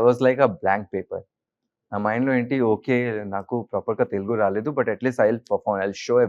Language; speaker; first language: Telugu; non-native, learner; Hindi